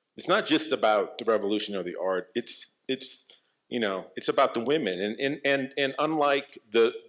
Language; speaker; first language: English; native; English